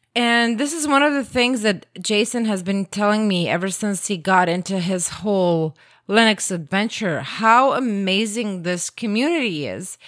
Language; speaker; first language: English; non-native, fluent; Croatian